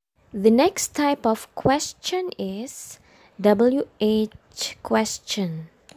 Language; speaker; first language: English; non-native, fluent; Indonesian